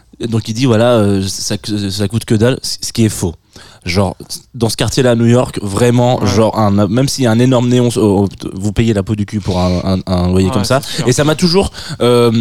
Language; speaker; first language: French; native; French